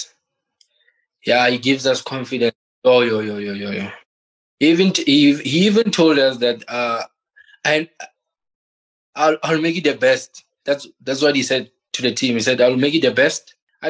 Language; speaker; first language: English; non-native, local second language; Southern Sotho